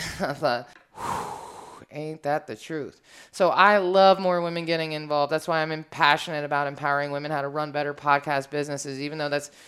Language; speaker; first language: English; native; English